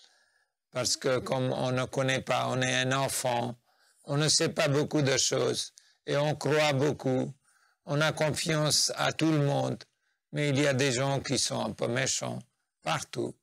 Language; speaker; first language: French; non-native, fluent; Nepali